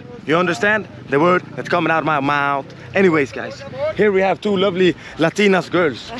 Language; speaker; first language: English; non-native, fluent; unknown